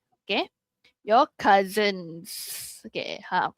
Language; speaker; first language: English; non-native, local second language; Malay